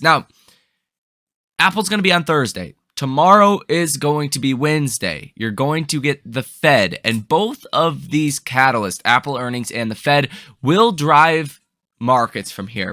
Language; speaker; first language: English; native; English